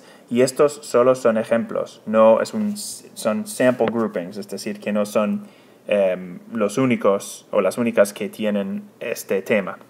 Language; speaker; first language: Spanish; non-native, fluent; English